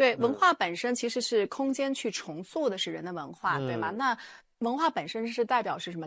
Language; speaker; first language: Chinese; native; Chinese